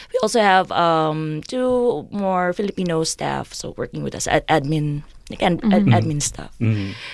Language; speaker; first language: English; non-native, local second language; Filipino